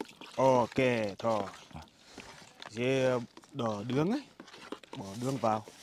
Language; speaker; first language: Vietnamese; non-native, fluent; Portuguese